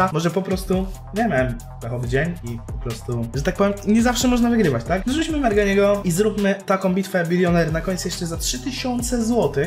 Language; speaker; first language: Polish; native; Polish